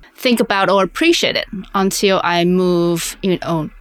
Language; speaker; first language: English; non-native, fluent; Chinese